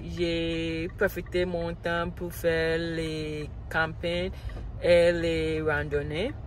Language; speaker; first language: French; non-native, learner; Akan